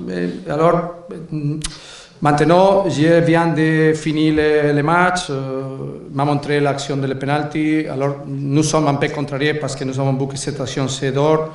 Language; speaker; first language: French; non-native, learner; Spanish